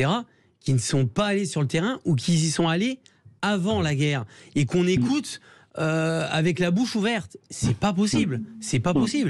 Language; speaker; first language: French; native; French